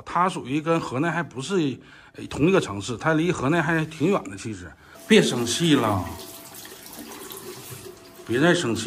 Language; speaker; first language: Chinese; native; Chinese